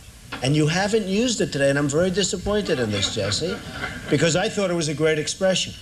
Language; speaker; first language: English; native; English